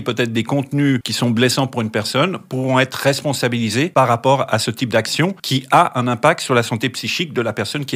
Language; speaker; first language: French; native; French